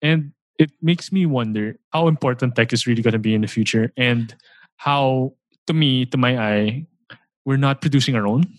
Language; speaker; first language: English; non-native, local second language; Filipino